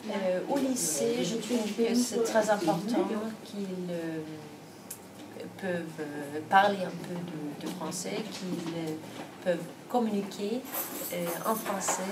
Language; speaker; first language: French; non-native, fluent; Danish